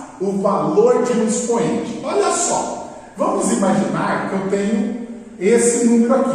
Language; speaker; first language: Portuguese; native; Portuguese